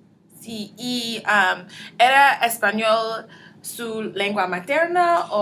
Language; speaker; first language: Spanish; non-native, learner; English